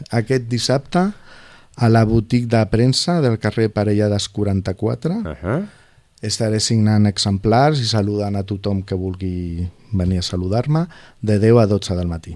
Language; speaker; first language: Catalan; non-native, local second language; Spanish